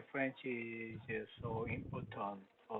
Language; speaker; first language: English; non-native, learner; Korean